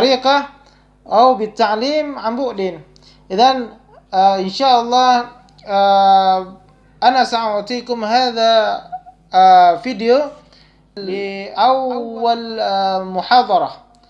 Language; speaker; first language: Arabic; non-native, fluent; Indonesian